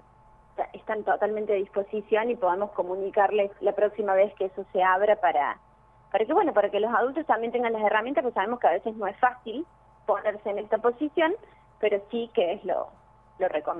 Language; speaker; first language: Spanish; native; Spanish